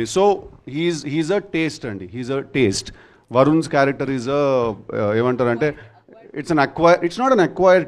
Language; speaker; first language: Telugu; native; Telugu